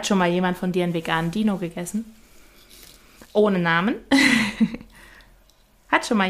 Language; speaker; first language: German; native; German